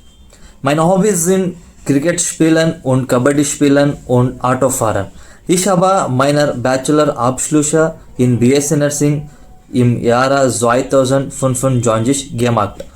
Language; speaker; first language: German; non-native, learner; Kannada